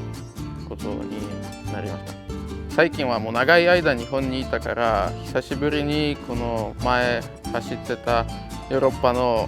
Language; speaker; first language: Japanese; non-native, fluent; Polish